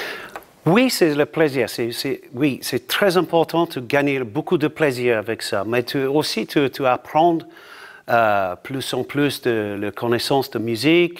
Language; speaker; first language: French; non-native, learner; English